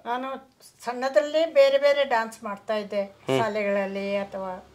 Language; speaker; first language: Kannada; non-native, local second language; Kodava